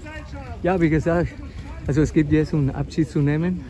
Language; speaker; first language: German; non-native, fluent; Spanish